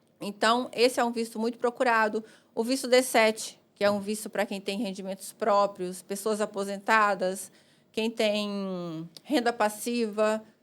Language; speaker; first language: Portuguese; native; Portuguese